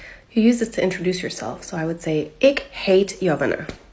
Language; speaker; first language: English; native; English